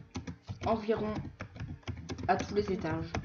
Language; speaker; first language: French; native; French